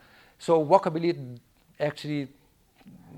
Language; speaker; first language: English; non-native, fluent; Portuguese